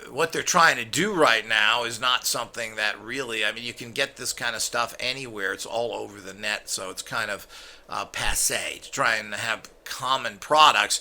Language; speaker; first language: English; native; English